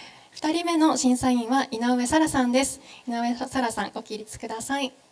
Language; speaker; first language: Japanese; native; Japanese